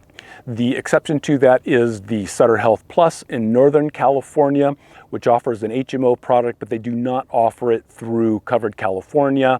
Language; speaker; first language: English; native; English